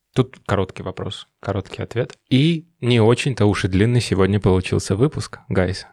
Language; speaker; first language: Russian; native; Russian